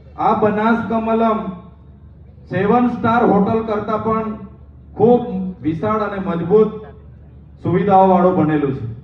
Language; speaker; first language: Gujarati; non-native, local second language; Bhili